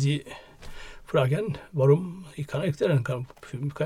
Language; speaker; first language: German; non-native, learner; Turkish